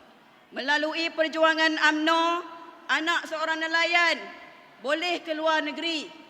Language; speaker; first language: Malay; native; Malay